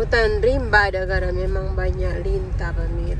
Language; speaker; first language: Indonesian; native; Indonesian